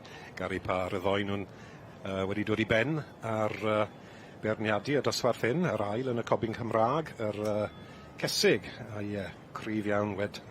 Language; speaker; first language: Welsh; native; Welsh